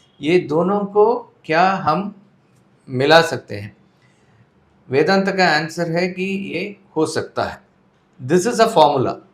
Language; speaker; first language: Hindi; non-native, local second language; Tamil